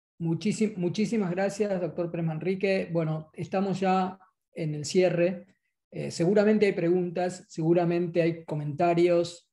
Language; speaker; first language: Spanish; native; Spanish